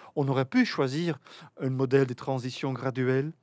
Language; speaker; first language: French; native; French